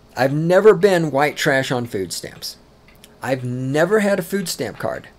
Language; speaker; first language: English; native; English